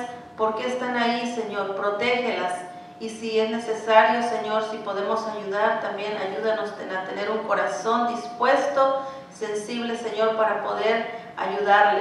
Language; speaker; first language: Spanish; native; Spanish